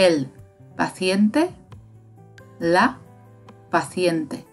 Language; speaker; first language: Spanish; non-native, fluent; Slovak